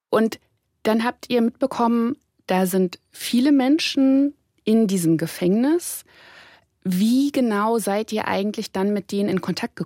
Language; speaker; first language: German; native; German